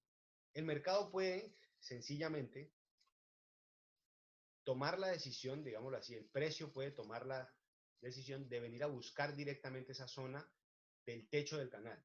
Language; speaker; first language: Spanish; native; Spanish